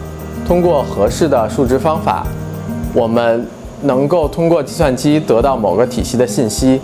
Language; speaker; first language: Chinese; native; Chinese